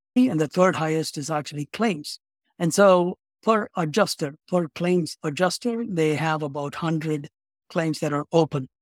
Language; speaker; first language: English; non-native, local second language; Tamil